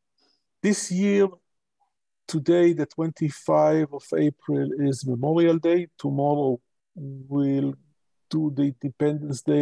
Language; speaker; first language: English; non-native, local second language; Hebrew